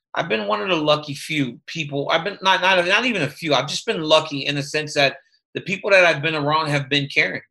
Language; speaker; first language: English; native; English